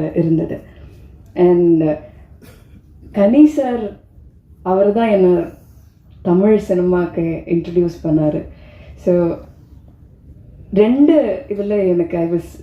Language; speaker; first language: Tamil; non-native, fluent; Malayalam